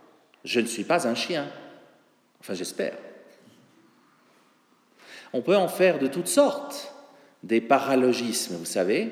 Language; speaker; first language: French; native; French